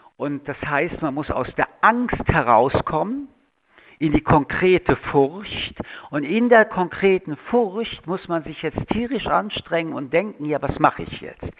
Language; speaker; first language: German; early bilingual, other home language; French